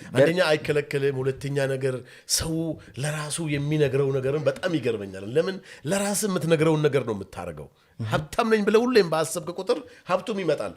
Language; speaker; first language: Amharic; non-native, local second language; Oromo